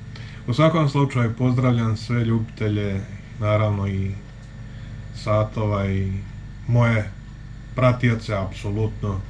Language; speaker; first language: Serbian; native; Serbian